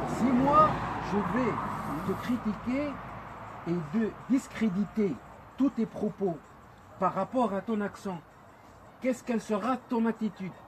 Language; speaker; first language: French; non-native, local second language; Arabic